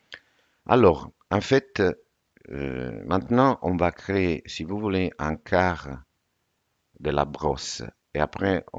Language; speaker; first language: French; non-native, fluent; Italian